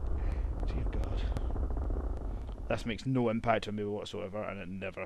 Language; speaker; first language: English; native; English